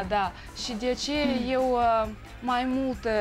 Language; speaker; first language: Romanian; non-native, learner; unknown